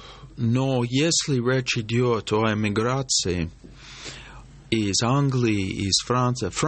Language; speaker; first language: Russian; non-native, fluent; English